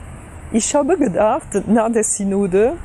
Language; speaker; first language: German; non-native, fluent; French